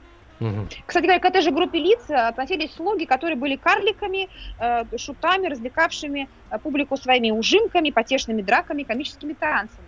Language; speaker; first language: Russian; native; Russian